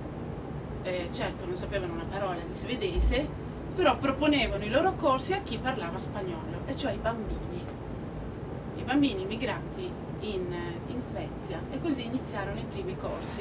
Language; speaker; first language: Italian; non-native, fluent; Spanish